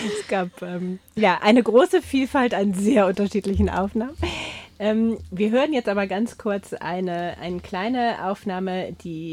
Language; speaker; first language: German; native; German